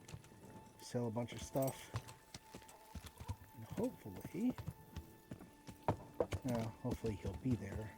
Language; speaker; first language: English; native; English